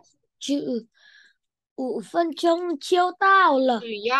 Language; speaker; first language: Chinese; non-native, learner; Vietnamese